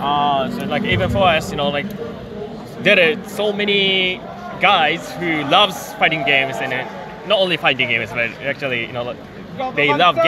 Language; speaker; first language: English; non-native, fluent; Japanese